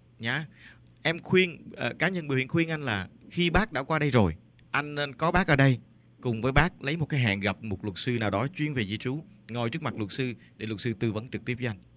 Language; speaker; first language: Vietnamese; native; Vietnamese